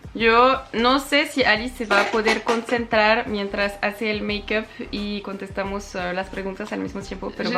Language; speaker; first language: Spanish; non-native, fluent; French